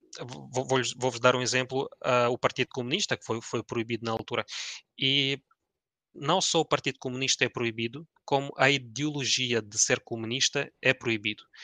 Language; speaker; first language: Portuguese; early bilingual, other home language; Ukrainian